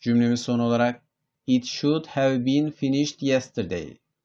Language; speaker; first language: English; non-native, fluent; Turkish